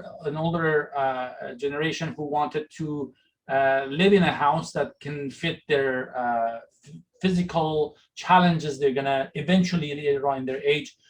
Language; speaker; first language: English; non-native, fluent; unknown